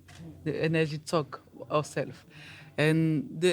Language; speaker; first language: English; non-native, learner; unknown